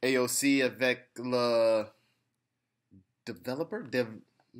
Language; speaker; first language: French; non-native, learner; English